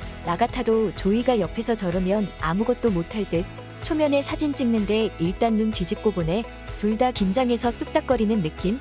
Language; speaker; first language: Korean; native; Korean